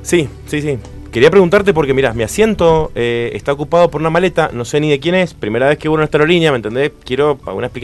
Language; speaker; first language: Spanish; native; Spanish